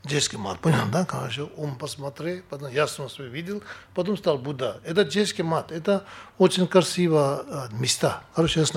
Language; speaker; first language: Russian; non-native, learner; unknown